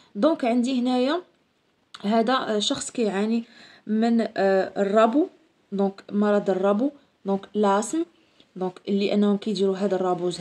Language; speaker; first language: French; non-native, local second language; Arabic